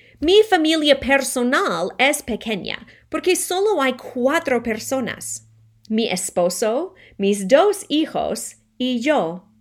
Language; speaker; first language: Spanish; non-native, fluent; English